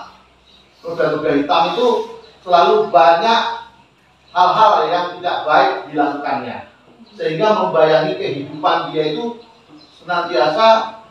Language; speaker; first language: Indonesian; native; Indonesian